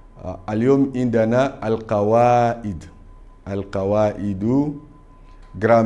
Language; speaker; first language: Arabic; non-native, fluent; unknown